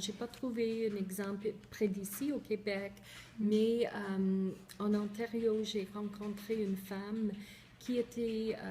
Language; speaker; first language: French; non-native, fluent; English